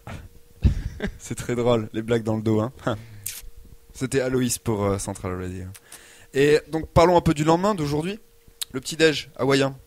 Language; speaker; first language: French; native; French